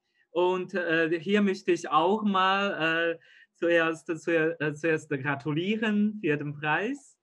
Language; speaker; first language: German; non-native, fluent; Chinese